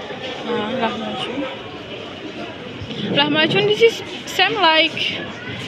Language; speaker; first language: English; non-native, learner; Indonesian